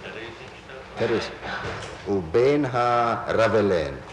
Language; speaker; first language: Hebrew; non-native, fluent; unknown